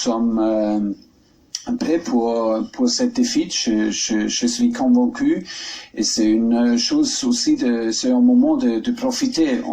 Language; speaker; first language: French; non-native, learner; German